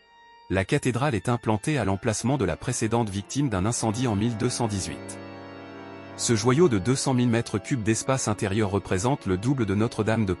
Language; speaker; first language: French; native; French